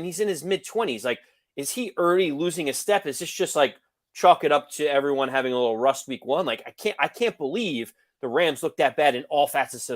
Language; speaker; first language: English; native; English